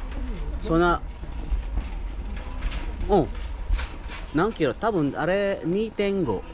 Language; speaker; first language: Japanese; non-native, learner; Filipino